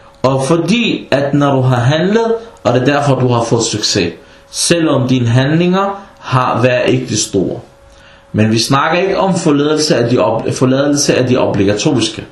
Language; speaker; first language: Danish; non-native, fluent; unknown